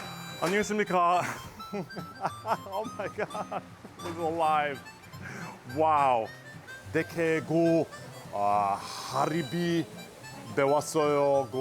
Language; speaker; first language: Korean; non-native, learner; English